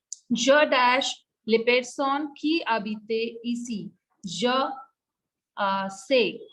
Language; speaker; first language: French; non-native, fluent; Hindi